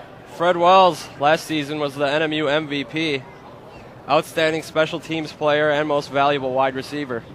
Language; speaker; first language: English; native; English